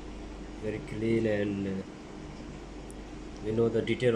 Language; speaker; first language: English; non-native, learner; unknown